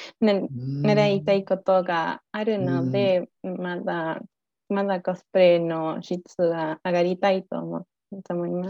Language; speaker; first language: Japanese; non-native, learner; Spanish